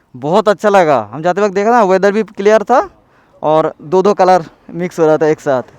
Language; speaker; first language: Hindi; non-native, local second language; Bangla